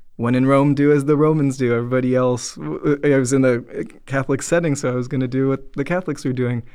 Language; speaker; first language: English; native; English